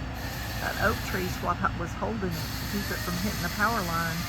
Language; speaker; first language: English; native; English